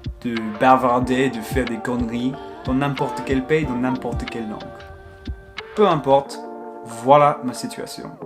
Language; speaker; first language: French; non-native, fluent; English